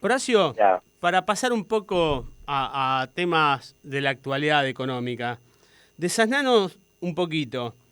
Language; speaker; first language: Spanish; native; Spanish